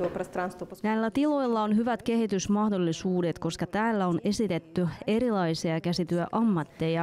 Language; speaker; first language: Finnish; non-native, local second language; Russian